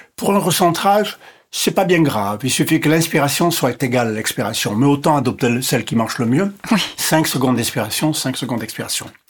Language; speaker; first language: French; non-native, local second language; English